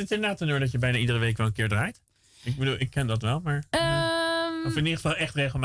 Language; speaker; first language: Dutch; native; Dutch